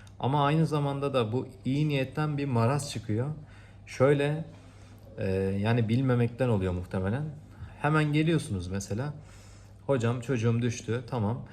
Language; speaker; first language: Turkish; native; Turkish